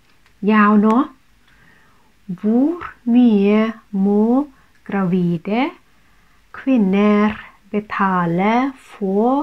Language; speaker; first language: Norwegian; non-native, fluent; Thai